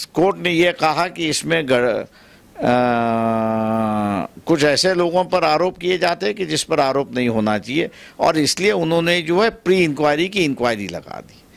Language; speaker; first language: Hindi; non-native, local second language; Marathi